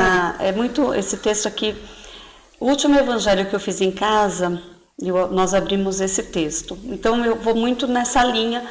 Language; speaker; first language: Portuguese; native; Portuguese